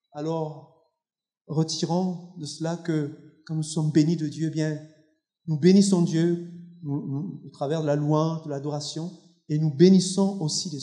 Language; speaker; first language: French; native; French